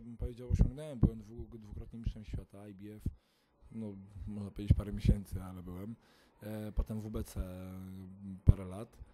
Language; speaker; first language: Polish; native; Polish